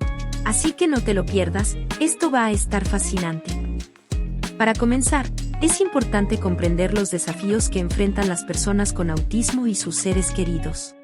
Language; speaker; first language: Spanish; native; Spanish